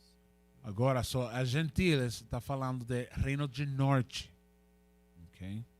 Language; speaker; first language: Portuguese; non-native, learner; Spanish